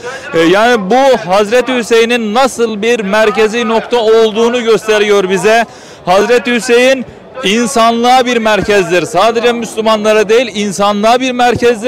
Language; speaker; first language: Turkish; native; Turkish